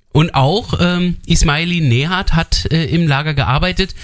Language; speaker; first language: German; native; German